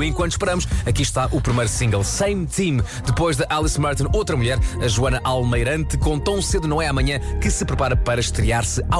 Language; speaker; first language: Portuguese; native; Portuguese